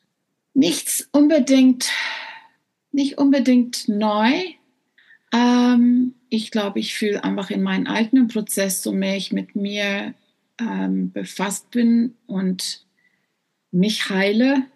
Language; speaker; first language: German; non-native, fluent; English